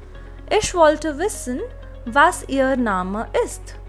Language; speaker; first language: German; non-native, fluent; Hindi